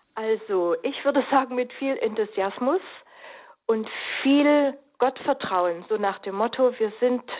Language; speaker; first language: German; native; German